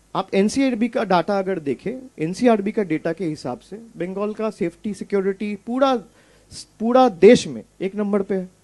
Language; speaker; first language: Hindi; non-native, local second language; Bangla